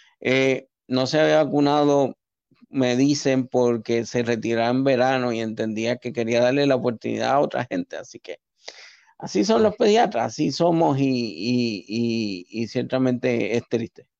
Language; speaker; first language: Spanish; native; Spanish